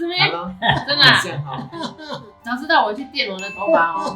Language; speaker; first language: Chinese; early bilingual, other home language; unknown